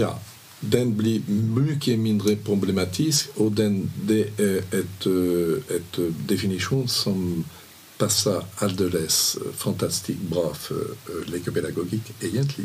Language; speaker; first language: Swedish; non-native, fluent; French